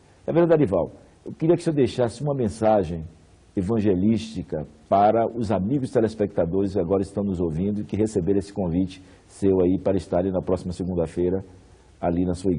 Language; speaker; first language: Portuguese; native; Portuguese